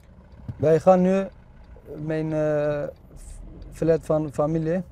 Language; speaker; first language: Dutch; non-native, learner; Turkish